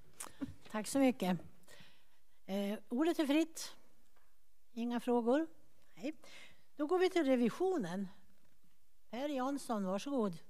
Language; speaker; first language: Swedish; native; Swedish